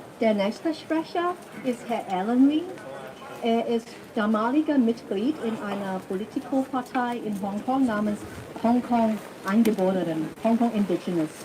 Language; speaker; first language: German; non-native, fluent; Cantonese